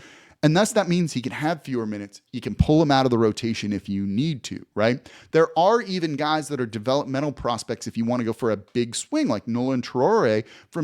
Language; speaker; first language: English; native; English